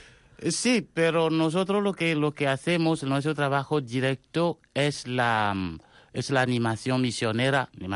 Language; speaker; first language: Spanish; non-native, fluent; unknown